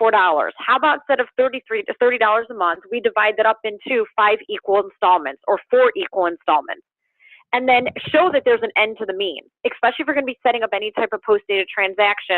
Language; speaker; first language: English; native; English